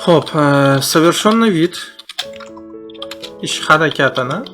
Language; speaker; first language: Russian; non-native, fluent; Uzbek